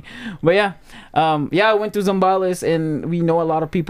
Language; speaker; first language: English; non-native, local second language; Pampanga